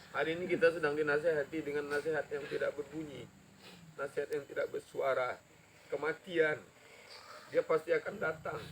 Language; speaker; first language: Indonesian; native; Indonesian